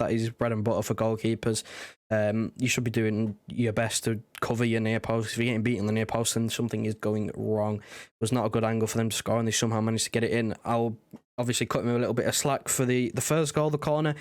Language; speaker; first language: English; native; English